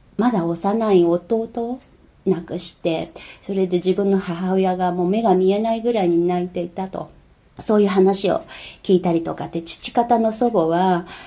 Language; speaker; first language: Japanese; non-native, fluent; Chinese